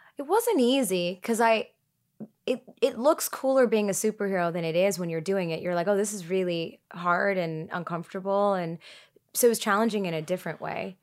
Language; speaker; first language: English; early bilingual, other home language; Tigrinya